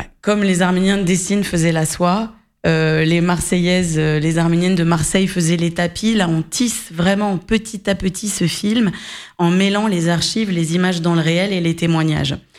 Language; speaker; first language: French; native; French